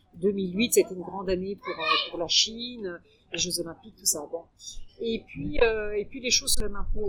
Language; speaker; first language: French; early bilingual, heritage; French